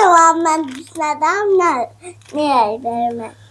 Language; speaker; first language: Persian; non-native, learner; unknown